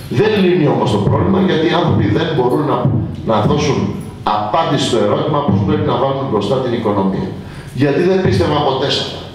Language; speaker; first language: Greek; native; Greek